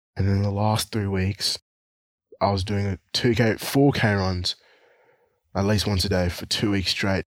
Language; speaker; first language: English; non-native, local second language; Swahili